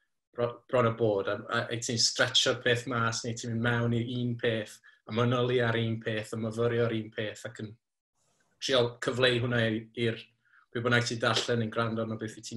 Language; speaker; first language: Welsh; native; Welsh